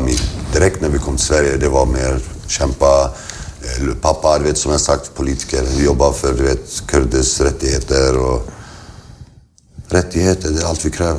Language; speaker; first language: Swedish; early bilingual, other home language; Kurdish